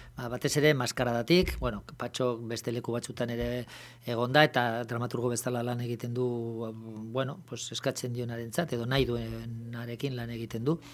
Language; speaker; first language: Basque; non-native, local second language; Spanish